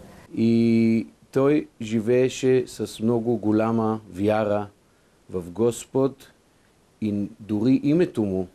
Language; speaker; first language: Bulgarian; non-native, fluent; Hebrew